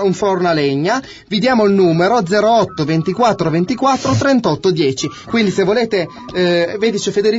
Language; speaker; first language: Italian; native; Italian